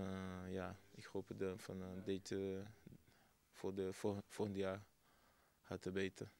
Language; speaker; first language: Dutch; non-native, learner; Portuguese